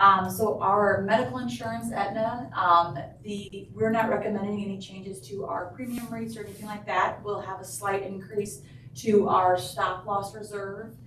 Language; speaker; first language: English; native; English